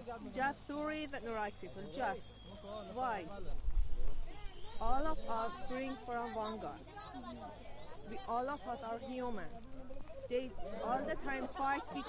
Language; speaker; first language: English; non-native, learner; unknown